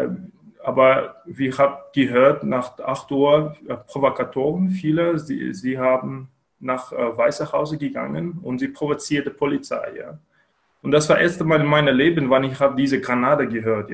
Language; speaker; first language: German; non-native, learner; Kyrgyz